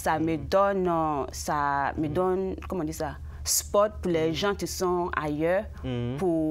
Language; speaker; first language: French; early bilingual, other home language; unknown